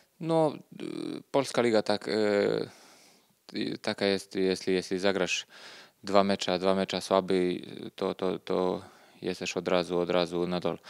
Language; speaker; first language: Polish; non-native, learner; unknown